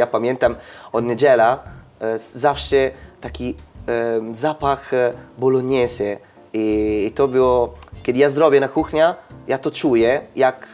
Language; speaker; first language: Polish; non-native, learner; Italian